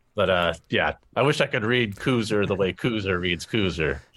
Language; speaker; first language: English; native; English